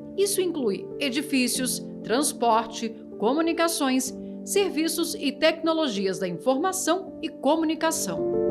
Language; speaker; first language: Portuguese; native; Portuguese